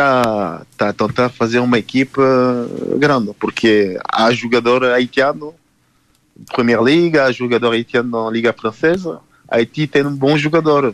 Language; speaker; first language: Portuguese; non-native, fluent; Haitian Creole